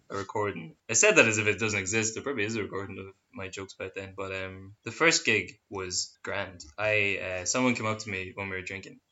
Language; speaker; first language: English; native; English